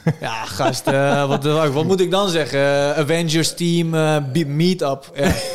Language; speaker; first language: Dutch; early bilingual, other home language; Turkish